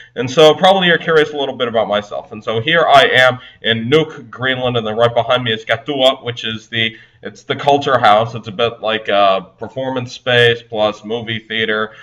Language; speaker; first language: English; native; English